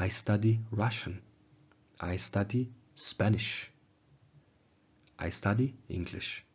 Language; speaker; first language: English; non-native, fluent; Mongolian